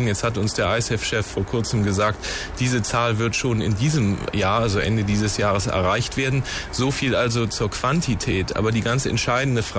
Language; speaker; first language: German; native; German